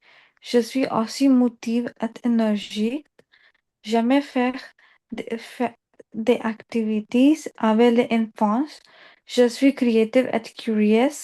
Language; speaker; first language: French; non-native, learner; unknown